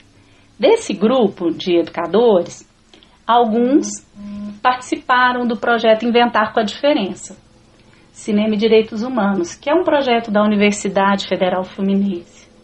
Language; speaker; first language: Portuguese; native; Portuguese